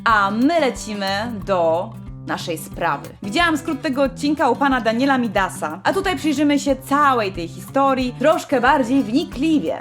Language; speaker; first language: Polish; native; Polish